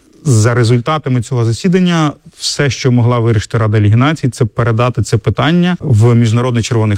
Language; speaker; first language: Ukrainian; native; Ukrainian